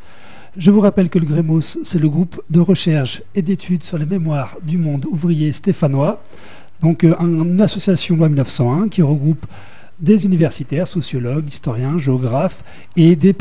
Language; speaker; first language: French; native; French